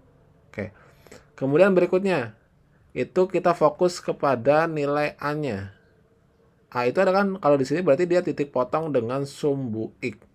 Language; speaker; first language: Indonesian; native; Indonesian